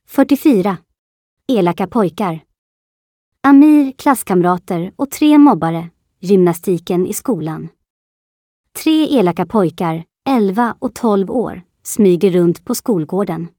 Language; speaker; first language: Swedish; native; Swedish